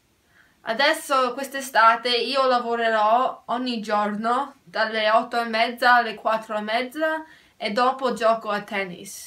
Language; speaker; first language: Italian; early bilingual, heritage; Italian